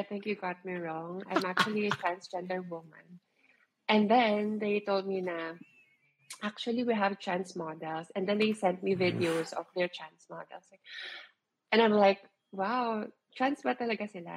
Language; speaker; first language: English; non-native, local second language; Filipino